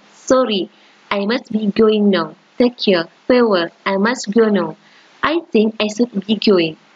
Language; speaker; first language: English; non-native, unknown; Indonesian